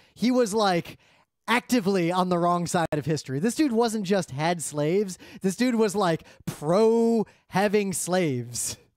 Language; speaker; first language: English; native; English